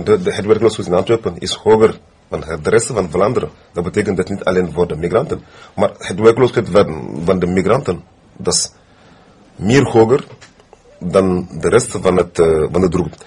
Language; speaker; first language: Dutch; non-native, fluent; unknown